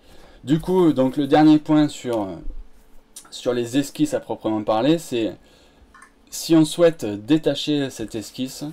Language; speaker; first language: French; native; French